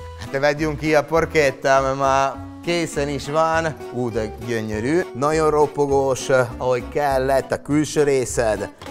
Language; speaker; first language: Hungarian; non-native, fluent; Italian